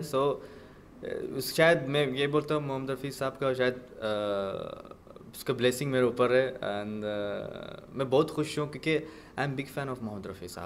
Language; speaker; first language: Hindi; non-native, fluent; Arabic